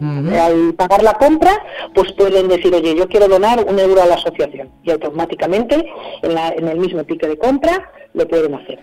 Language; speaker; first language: Spanish; native; Spanish